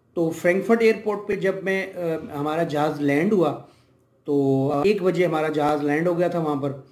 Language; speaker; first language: Urdu; native; Urdu